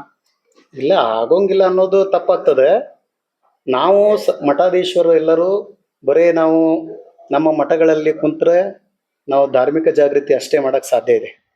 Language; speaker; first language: Kannada; native; Kannada